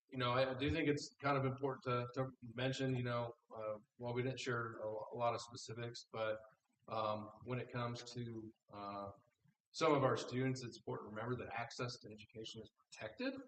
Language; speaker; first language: English; native; English